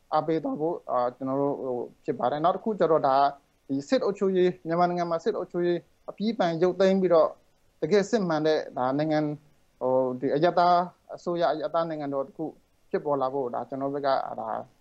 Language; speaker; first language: Burmese; non-native, local second language; Shwe Palaung